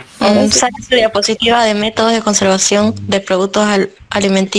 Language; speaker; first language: Spanish; native; Spanish